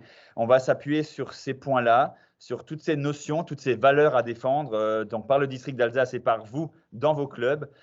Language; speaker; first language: French; native; French